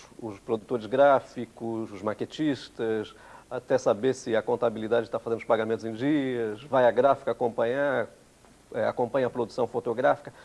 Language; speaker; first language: Portuguese; early bilingual, other home language; Italian